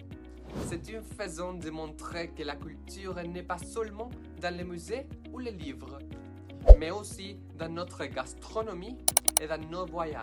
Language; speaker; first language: French; non-native, learner; Spanish